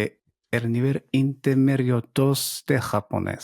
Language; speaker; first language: Spanish; non-native, fluent; Japanese